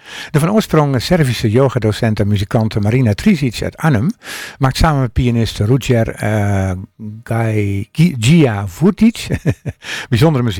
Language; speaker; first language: Dutch; native; Dutch